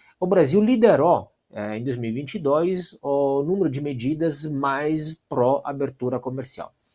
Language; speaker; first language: Portuguese; non-native, fluent; Italian